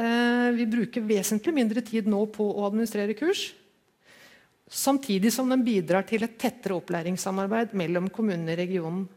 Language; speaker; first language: Norwegian; native; Norwegian